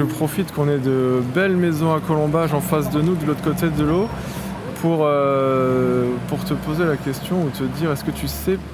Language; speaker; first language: French; native; French